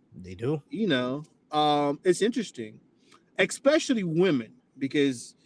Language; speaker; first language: English; native; English